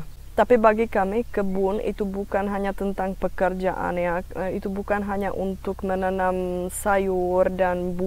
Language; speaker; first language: Indonesian; non-native, fluent; Czech